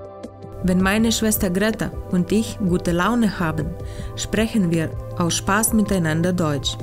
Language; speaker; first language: German; non-native, fluent; Lithuanian